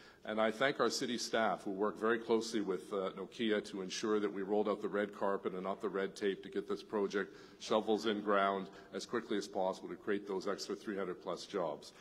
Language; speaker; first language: English; native; English